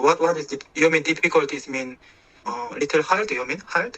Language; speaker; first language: English; non-native, learner; Korean